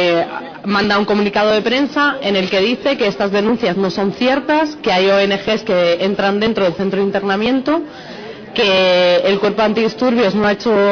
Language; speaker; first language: Spanish; native; Spanish